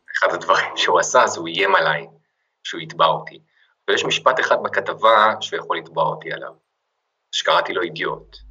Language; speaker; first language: Hebrew; native; Hebrew